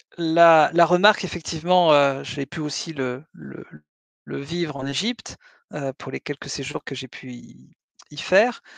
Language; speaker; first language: French; native; French